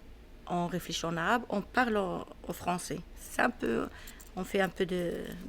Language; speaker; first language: French; non-native, learner; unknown